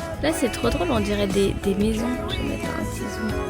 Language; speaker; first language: French; native; French